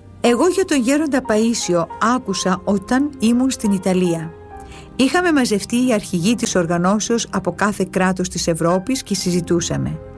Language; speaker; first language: Greek; native; Greek